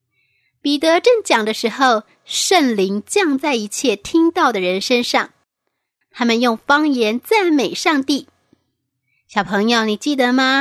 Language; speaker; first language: Chinese; native; Chinese